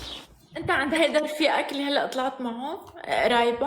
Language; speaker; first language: Arabic; native; Arabic